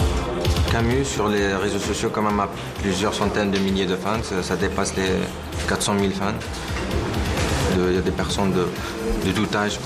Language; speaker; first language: French; non-native, fluent; Portuguese